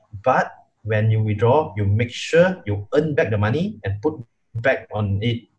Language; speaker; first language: English; non-native, local second language; Chinese